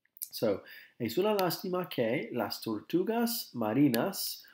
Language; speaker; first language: Spanish; non-native, fluent; English